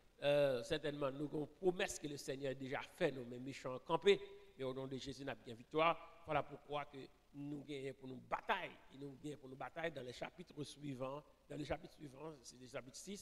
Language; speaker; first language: French; non-native, local second language; Haitian Creole